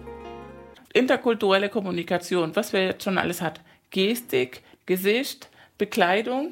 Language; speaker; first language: German; non-native, fluent; Spanish